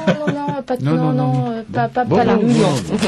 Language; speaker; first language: French; native; French